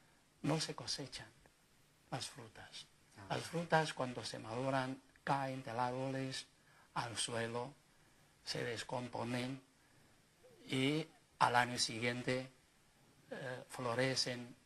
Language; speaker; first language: Spanish; non-native, fluent; Chinese